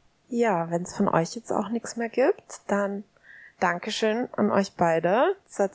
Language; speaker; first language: German; native; German